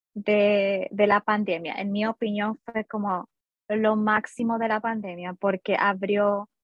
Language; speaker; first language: Spanish; early bilingual, heritage; Spanish